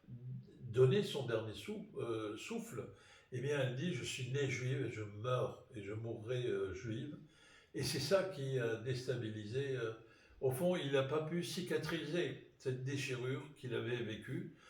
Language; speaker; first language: French; native; French